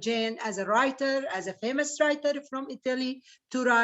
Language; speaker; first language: English; non-native, learner; Arabic